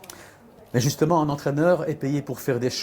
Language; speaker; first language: French; native; French